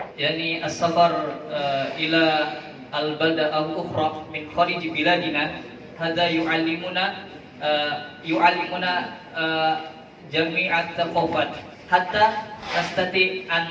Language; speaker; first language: Arabic; non-native, fluent; Indonesian